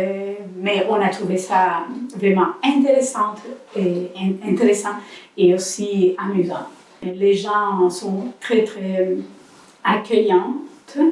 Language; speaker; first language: French; non-native, learner; Spanish